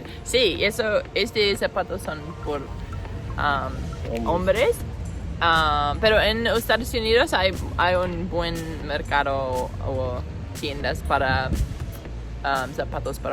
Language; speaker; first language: Spanish; non-native, learner; English